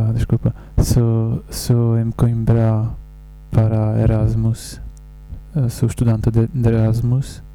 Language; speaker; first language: Portuguese; non-native, learner; Czech